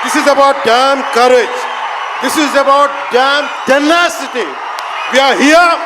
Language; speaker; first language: English; non-native, local second language; Telugu